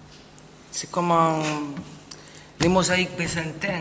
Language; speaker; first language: French; non-native, learner; Catalan